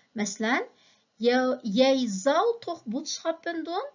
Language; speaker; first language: Dutch; non-native, fluent; Uyghur